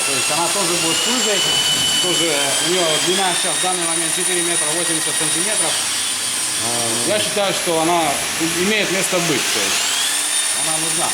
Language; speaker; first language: Russian; native; Russian